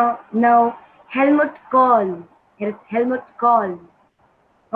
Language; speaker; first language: German; non-native, learner; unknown